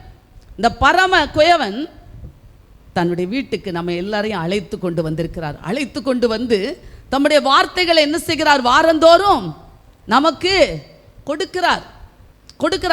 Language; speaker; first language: Tamil; native; Tamil